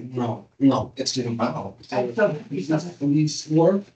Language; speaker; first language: English; non-native, learner; Spanish